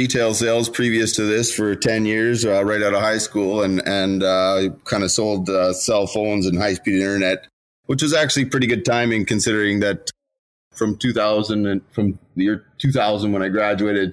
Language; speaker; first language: English; native; English